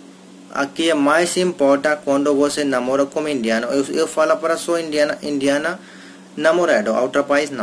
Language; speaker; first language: Portuguese; non-native, learner; Hindi